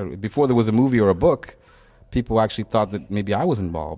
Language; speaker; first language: English; native; English